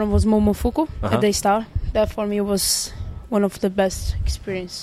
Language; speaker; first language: English; non-native, fluent; Italian